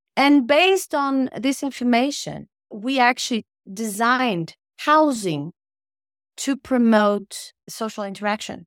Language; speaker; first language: English; non-native, fluent; Portuguese